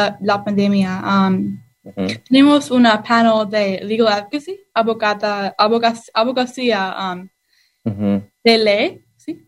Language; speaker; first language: Spanish; non-native, learner; English